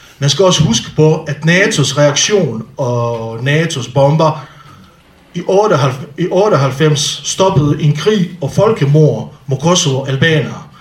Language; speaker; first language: Danish; non-native, fluent; Bosnian